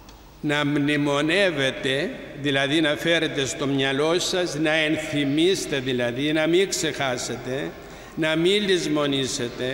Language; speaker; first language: Greek; native; Greek